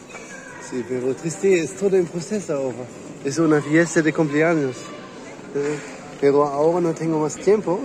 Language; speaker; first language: Spanish; non-native, learner; German